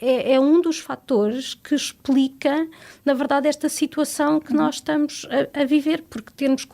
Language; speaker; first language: Portuguese; native; Portuguese